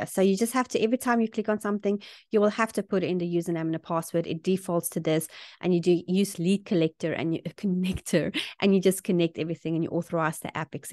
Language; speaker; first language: English; native; English